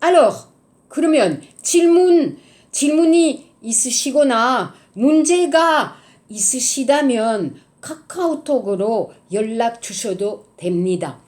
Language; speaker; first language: Korean; non-native, learner; French